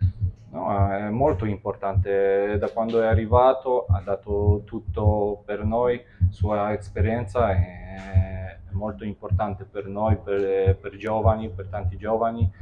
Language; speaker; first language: Italian; non-native, fluent; Polish